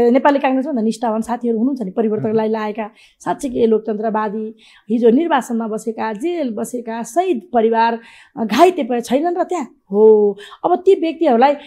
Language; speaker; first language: Nepali; native; Nepali